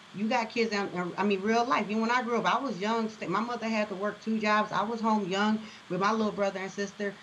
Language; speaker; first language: English; native; English